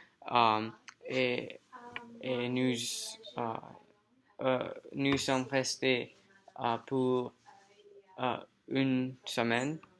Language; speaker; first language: French; non-native, learner; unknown